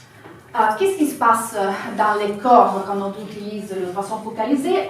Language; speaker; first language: French; non-native, fluent; Italian